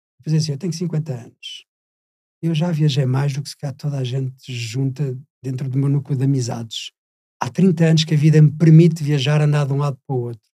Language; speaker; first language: Portuguese; native; Portuguese